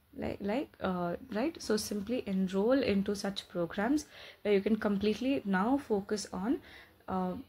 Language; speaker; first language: English; non-native, local second language; Telugu